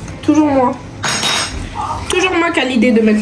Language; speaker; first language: French; native; French